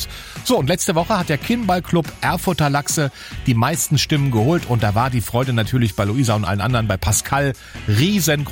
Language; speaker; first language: German; native; German